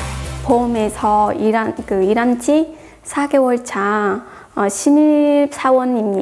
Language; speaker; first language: Korean; non-native, fluent; Vietnamese